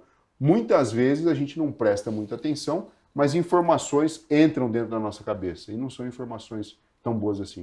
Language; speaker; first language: Portuguese; native; Portuguese